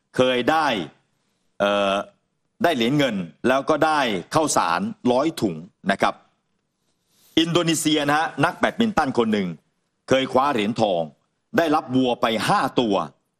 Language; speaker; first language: Thai; native; Thai